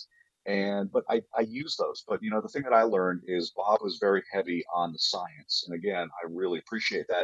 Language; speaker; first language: English; native; English